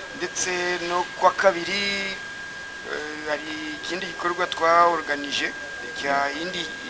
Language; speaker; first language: Kinyarwanda; early bilingual, heritage; Kinyarwanda